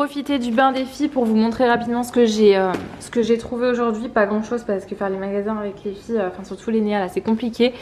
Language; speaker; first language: French; native; French